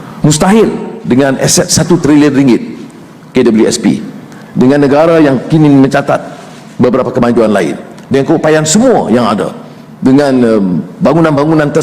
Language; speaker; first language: Malay; native; Malay